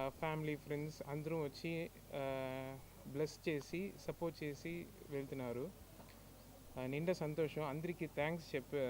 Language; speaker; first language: Telugu; non-native, learner; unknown